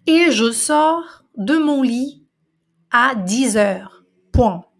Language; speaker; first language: French; non-native, fluent; Portuguese